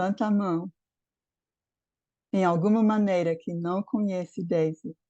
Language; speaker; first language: Portuguese; non-native, fluent; English